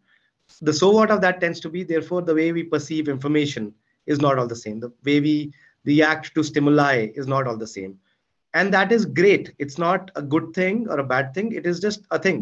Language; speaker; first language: English; non-native, local second language; Hindi